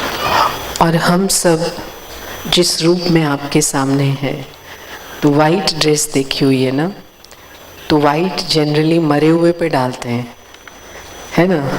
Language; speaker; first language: Hindi; native; Hindi